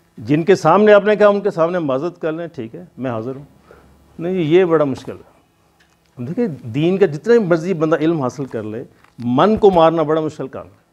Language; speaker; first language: Urdu; non-native, local second language; Punjabi